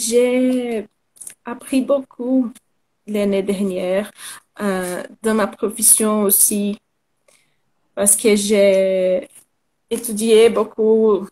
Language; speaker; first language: French; non-native, learner; Portuguese